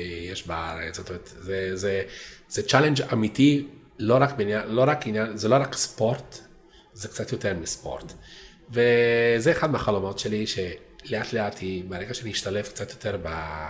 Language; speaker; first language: Hebrew; non-native, fluent; Italian